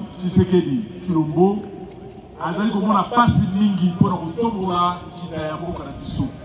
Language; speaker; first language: Lingala; native; Lingala